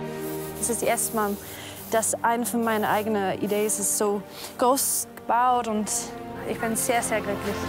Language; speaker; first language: German; non-native, learner; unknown